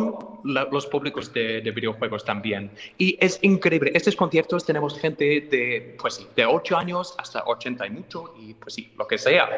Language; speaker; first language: Spanish; non-native, fluent; English